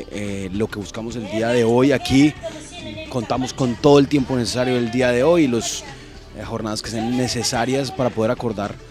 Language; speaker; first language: Spanish; native; Spanish